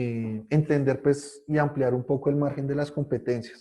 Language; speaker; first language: Spanish; native; Spanish